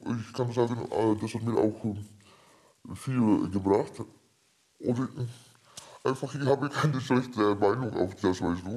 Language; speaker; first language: German; non-native, fluent; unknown